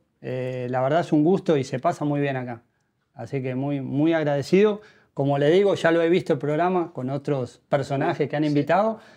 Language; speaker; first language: Spanish; native; Spanish